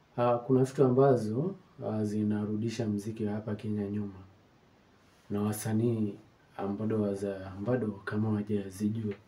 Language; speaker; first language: Swahili; non-native, local second language; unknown